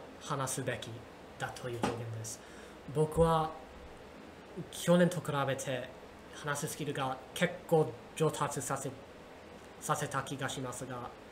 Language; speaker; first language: Japanese; non-native, learner; English